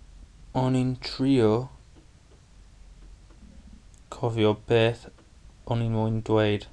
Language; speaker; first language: Welsh; non-native, learner; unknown